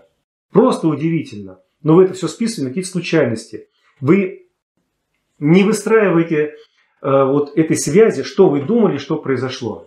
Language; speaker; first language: Russian; native; Russian